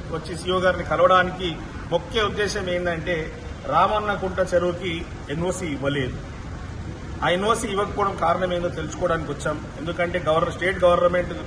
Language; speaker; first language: Telugu; native; Telugu